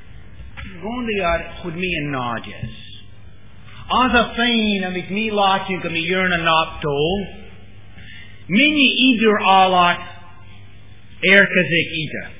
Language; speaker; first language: Hungarian; non-native, learner; English